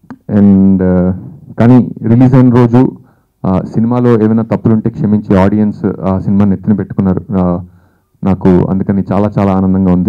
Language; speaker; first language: Telugu; native; Telugu